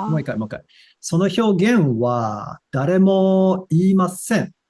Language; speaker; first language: Japanese; non-native, fluent; English